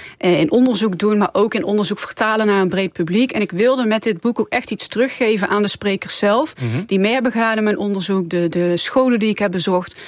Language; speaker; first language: Dutch; native; Dutch